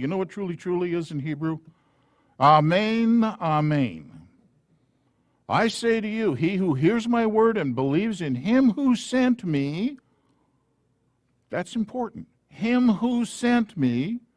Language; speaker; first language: English; native; English